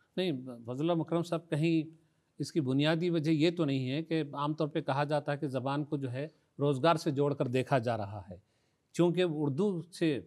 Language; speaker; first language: Urdu; native; Urdu